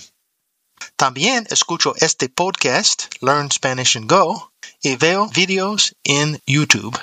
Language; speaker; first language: Spanish; non-native, learner; English